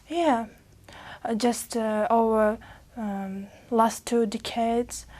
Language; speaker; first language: English; non-native, learner; Uzbek